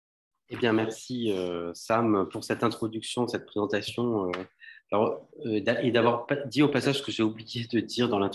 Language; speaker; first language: French; native; French